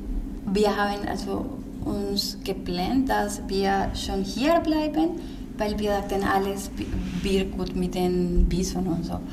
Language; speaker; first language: German; non-native, learner; Spanish